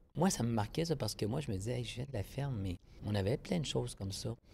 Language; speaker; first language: French; native; French